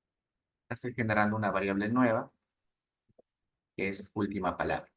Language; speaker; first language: Spanish; native; Spanish